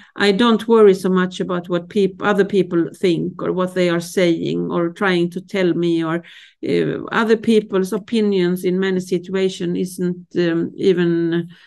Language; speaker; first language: English; non-native, fluent; Swedish